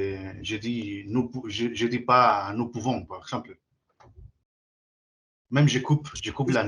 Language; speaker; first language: French; non-native, fluent; Spanish